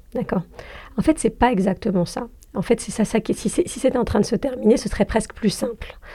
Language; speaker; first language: French; non-native, local second language; Arabic